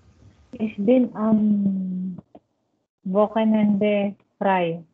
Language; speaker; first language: German; non-native, learner; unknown